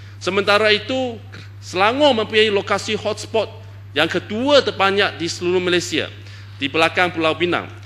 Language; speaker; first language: Malay; non-native, local second language; Chinese